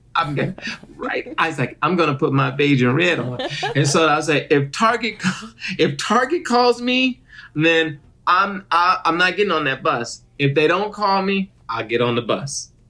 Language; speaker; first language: English; native; English